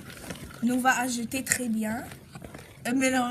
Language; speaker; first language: French; non-native, learner; English